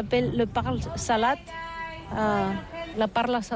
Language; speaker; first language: French; non-native, learner; Catalan